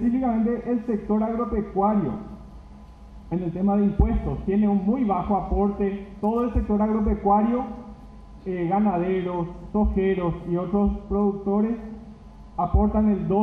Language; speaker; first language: Spanish; native; Spanish